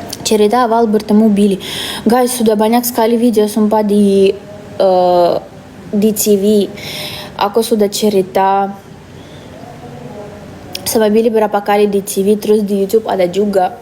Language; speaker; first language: Indonesian; non-native, fluent; Russian